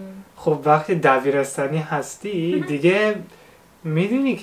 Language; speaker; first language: Persian; non-native, fluent; Japanese